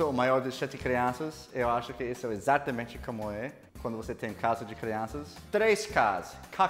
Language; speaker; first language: Portuguese; non-native, learner; English